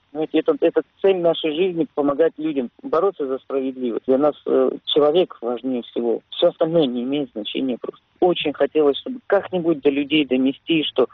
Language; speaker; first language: Russian; native; Russian